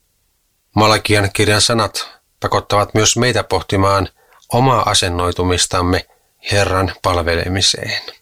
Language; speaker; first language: Finnish; native; Finnish